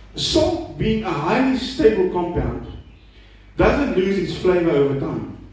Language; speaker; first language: English; non-native, local second language; Afrikaans